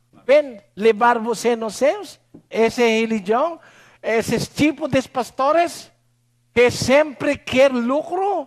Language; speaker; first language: Portuguese; non-native, learner; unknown